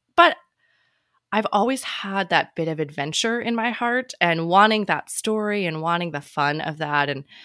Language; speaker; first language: English; native; English